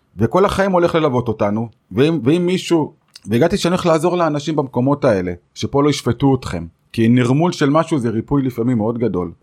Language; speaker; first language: Hebrew; native; Hebrew